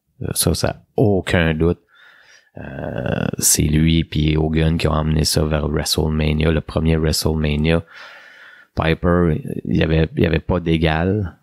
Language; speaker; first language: French; native; French